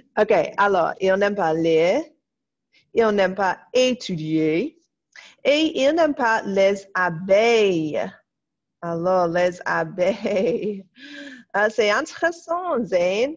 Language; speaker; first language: French; non-native, fluent; English